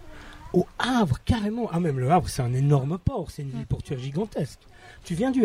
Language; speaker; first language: French; native; French